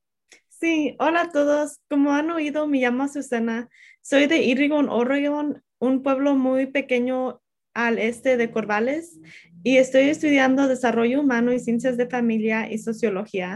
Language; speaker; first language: Spanish; early bilingual, heritage; Spanish